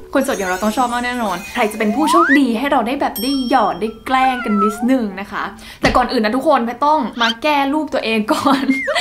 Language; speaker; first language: Thai; native; Thai